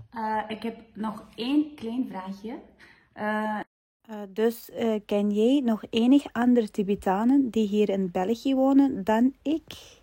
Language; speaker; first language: Dutch; non-native, fluent; Tibetan